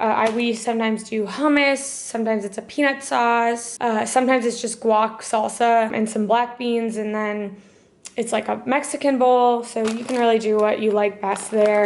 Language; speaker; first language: English; native; English